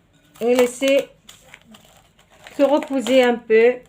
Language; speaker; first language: French; non-native, local second language; Arabic